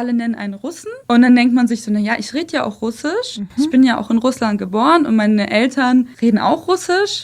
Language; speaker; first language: German; early bilingual, other home language; Russian